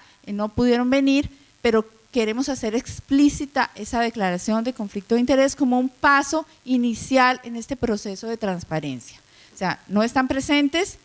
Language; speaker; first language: Spanish; native; Spanish